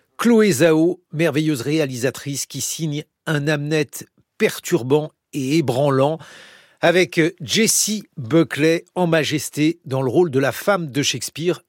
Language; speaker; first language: French; native; French